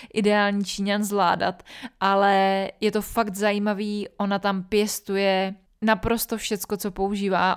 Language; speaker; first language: Czech; native; Czech